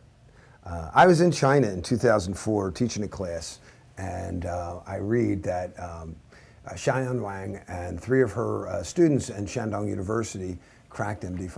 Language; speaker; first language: English; native; English